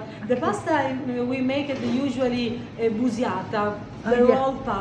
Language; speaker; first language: English; non-native, learner; Italian